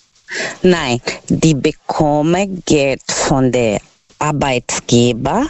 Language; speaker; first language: German; non-native, learner; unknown